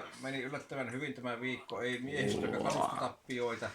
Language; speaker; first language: Finnish; native; Finnish